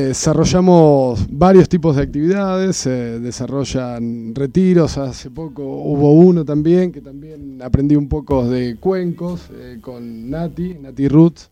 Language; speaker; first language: Spanish; native; Spanish